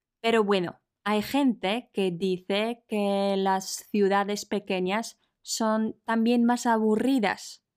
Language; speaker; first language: Spanish; non-native, fluent; Polish